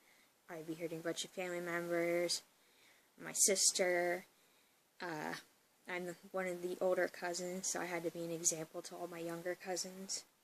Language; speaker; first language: English; native; English